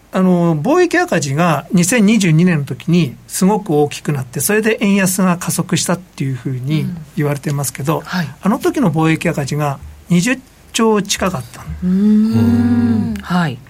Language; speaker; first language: Japanese; native; Japanese